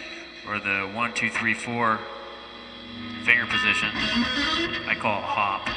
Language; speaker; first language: English; native; English